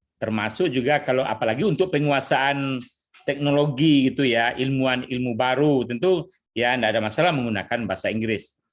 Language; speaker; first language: Indonesian; non-native, local second language; Minangkabau